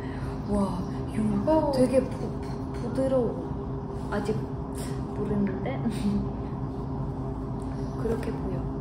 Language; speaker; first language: Korean; non-native, learner; Ukrainian